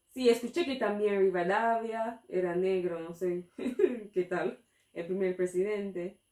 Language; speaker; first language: Spanish; non-native, fluent; English